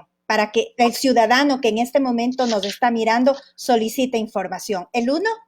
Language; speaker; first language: Spanish; native; Spanish